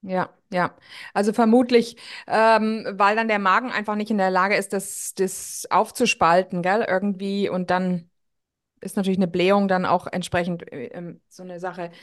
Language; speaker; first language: German; native; German